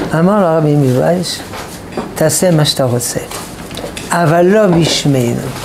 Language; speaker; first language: Hebrew; non-native, fluent; French